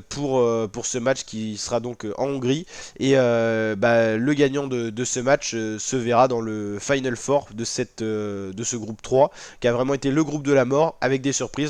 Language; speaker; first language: French; native; French